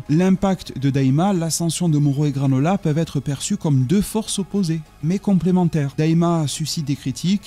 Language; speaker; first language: French; native; French